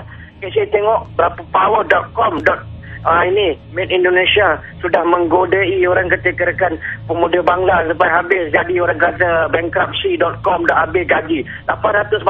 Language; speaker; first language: Malay; native; Malay